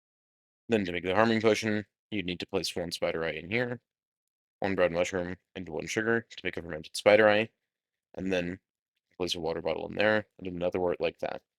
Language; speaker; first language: English; native; English